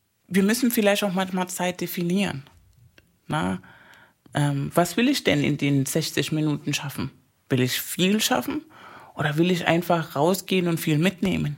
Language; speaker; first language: German; native; German